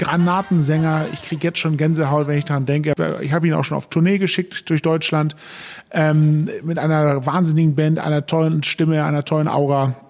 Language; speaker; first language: German; native; German